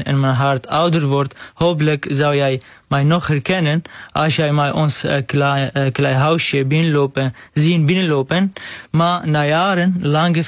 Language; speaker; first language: Dutch; non-native, fluent; Arabic